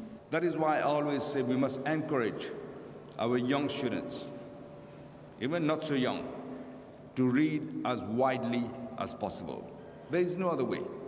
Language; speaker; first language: English; non-native, local second language; Morisyen